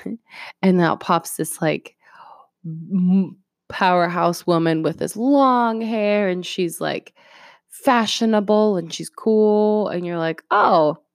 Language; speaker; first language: English; early bilingual, other home language; Spanish